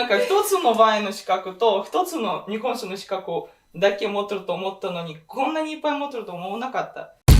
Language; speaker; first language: Japanese; non-native, fluent; Russian